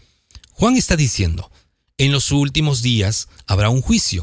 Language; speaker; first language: Spanish; native; Spanish